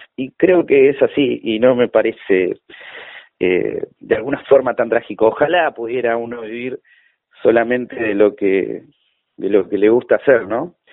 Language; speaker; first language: Spanish; native; Spanish